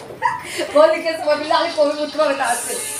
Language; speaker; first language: Arabic; native; Arabic